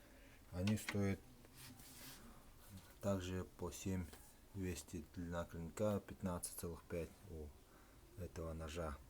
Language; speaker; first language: Russian; native; Russian